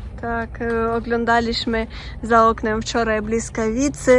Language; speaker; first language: Polish; non-native, learner; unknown